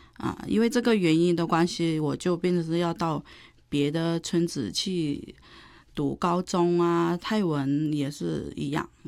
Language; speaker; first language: Chinese; non-native, fluent; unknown